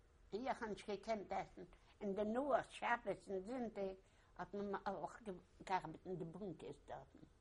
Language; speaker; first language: German; non-native, learner; Yiddish